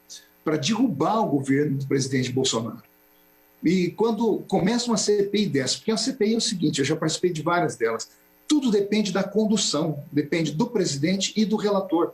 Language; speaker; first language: Portuguese; native; Portuguese